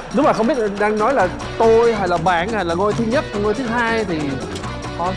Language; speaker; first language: Vietnamese; non-native, fluent; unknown